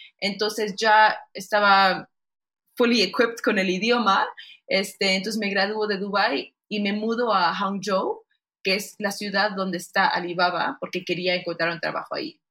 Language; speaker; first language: Spanish; early bilingual, heritage; Spanish